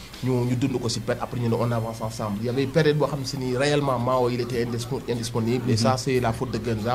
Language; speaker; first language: French; non-native, local second language; Wolof